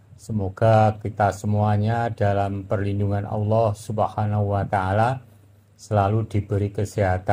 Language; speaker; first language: Indonesian; native; Indonesian